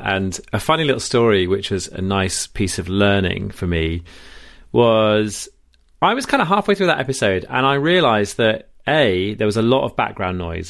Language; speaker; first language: English; native; English